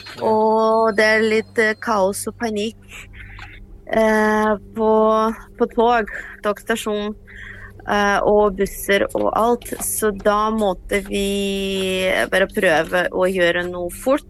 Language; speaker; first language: Norwegian; non-native, fluent; Ukrainian